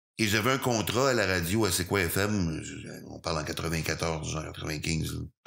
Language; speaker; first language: French; native; French